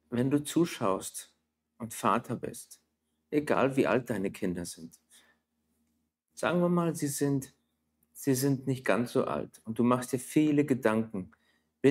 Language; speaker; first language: German; native; German